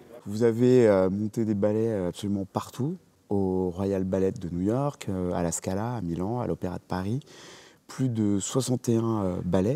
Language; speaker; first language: French; native; French